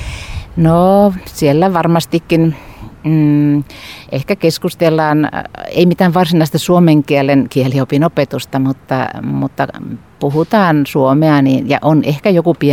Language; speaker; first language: Finnish; native; Finnish